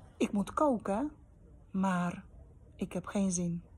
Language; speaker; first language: Dutch; non-native, fluent; Polish